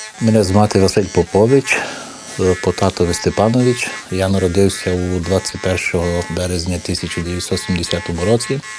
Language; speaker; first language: Ukrainian; early bilingual, heritage; Ukrainian